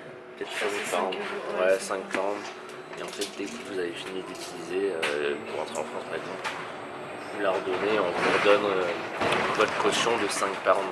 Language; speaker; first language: French; native; French